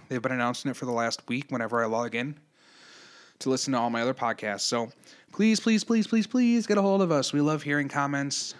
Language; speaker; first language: English; native; English